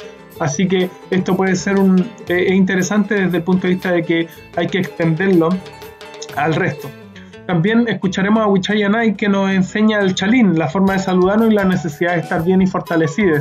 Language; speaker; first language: Spanish; native; Spanish